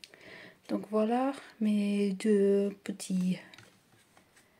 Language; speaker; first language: French; non-native, learner; English